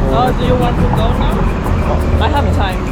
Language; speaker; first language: English; non-native, learner; Spanish